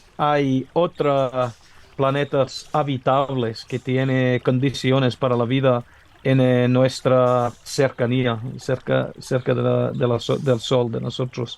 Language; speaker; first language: Spanish; non-native, learner; English